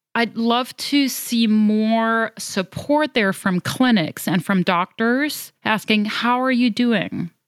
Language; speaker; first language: English; non-native, fluent; German